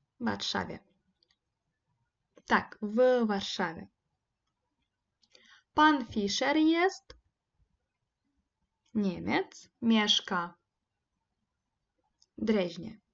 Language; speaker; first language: Polish; non-native, fluent; Ukrainian